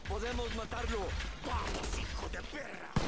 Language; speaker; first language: Spanish; native; Spanish